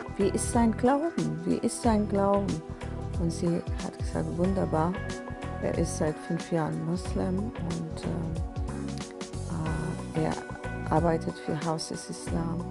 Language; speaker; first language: German; non-native, fluent; Persian